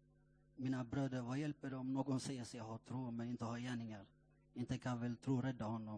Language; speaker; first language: Swedish; non-native, fluent; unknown